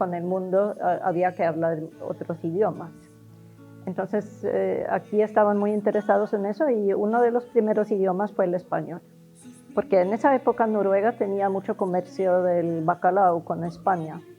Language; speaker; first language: Spanish; non-native, fluent; Norwegian